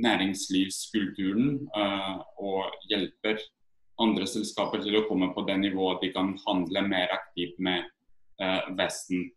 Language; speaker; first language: Norwegian; non-native, fluent; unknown